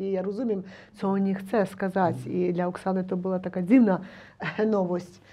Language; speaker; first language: Polish; non-native, learner; Ukrainian